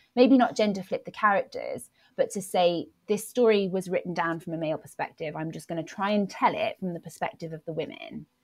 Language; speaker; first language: English; native; English